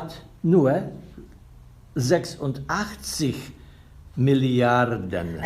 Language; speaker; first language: German; non-native, fluent; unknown